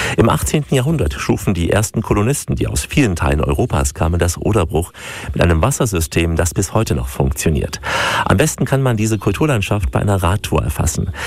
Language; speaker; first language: German; native; German